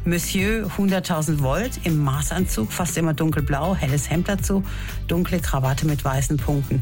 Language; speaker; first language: German; native; German